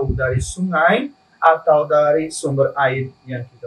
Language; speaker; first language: Indonesian; non-native, learner; Spanish